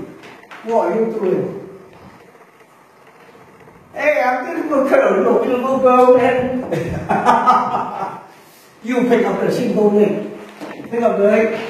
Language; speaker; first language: English; non-native, learner; Chinese